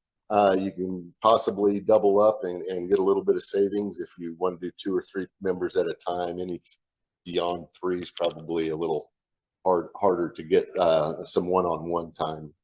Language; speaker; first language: English; native; English